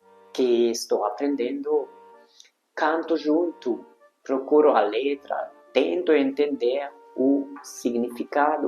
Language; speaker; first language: Portuguese; non-native, fluent; Hungarian